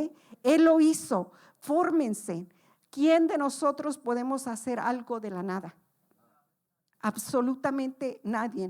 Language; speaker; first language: Spanish; native; Spanish